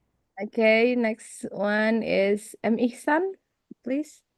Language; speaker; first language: English; non-native, fluent; Indonesian